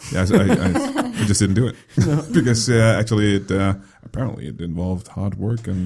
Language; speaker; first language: English; non-native, fluent; Danish